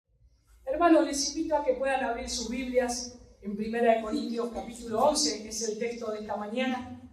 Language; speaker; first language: Spanish; native; Spanish